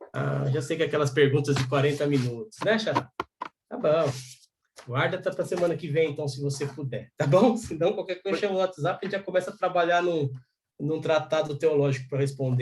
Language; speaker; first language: Portuguese; native; Portuguese